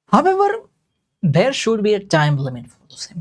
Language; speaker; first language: English; non-native, local second language; Gujarati